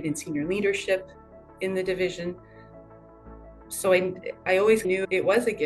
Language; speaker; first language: English; native; English